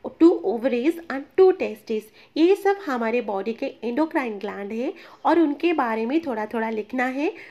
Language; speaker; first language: Hindi; non-native, local second language; Bangla